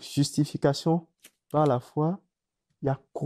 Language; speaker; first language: French; native; French